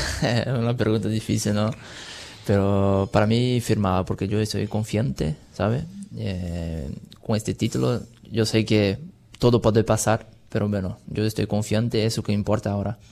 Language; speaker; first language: Spanish; non-native, fluent; Portuguese